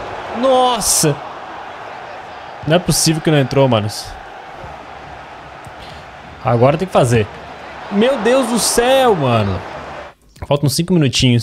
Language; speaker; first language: Portuguese; native; Portuguese